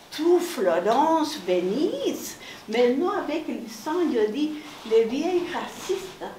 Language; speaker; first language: French; non-native, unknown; Spanish